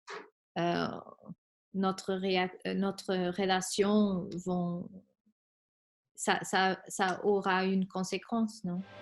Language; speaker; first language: French; non-native, fluent; Spanish